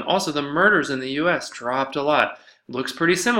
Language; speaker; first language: English; native; English